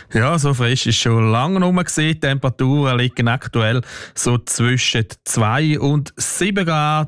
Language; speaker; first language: German; native; German